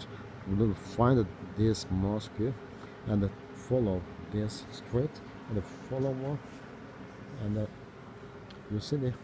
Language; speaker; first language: English; non-native, learner; Turkish